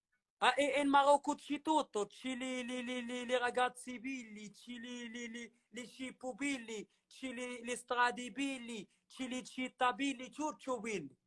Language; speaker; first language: Italian; non-native, learner; Arabic